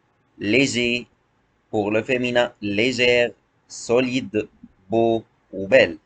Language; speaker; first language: French; non-native, fluent; Arabic